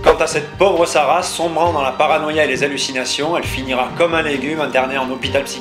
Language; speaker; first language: French; native; French